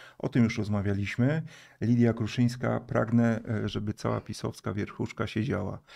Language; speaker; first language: Polish; native; Polish